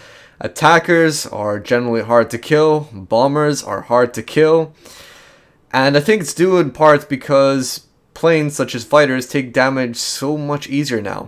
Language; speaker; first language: English; native; English